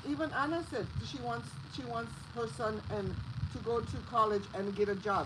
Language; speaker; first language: English; early bilingual, other home language; Spanish